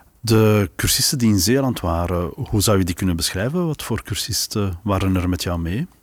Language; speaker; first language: Dutch; native; Dutch